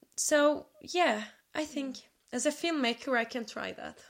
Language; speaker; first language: English; non-native, fluent; Turkish